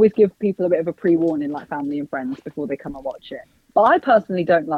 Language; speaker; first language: English; native; English